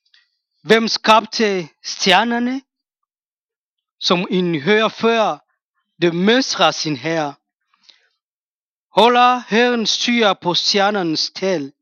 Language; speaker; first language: Danish; non-native, fluent; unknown